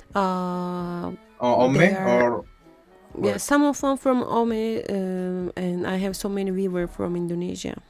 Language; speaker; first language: English; non-native, learner; Turkish